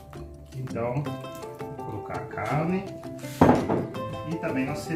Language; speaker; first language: Portuguese; non-native, learner; German